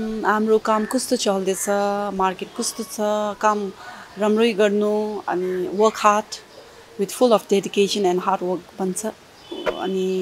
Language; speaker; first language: Nepali; non-native, fluent; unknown